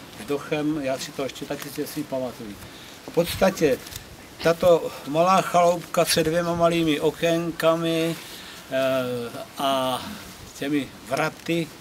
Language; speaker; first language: Czech; native; Czech